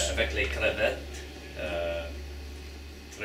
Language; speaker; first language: French; non-native, learner; English